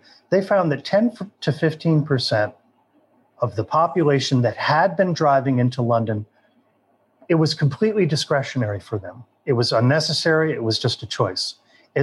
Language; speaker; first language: English; native; English